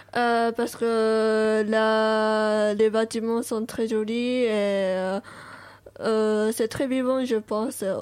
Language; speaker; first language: French; non-native, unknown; Japanese